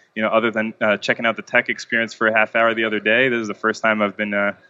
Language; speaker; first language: English; non-native, fluent; Hebrew